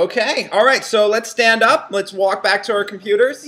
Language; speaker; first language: English; native; English